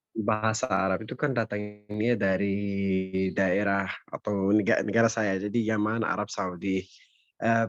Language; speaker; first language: Indonesian; non-native, learner; Arabic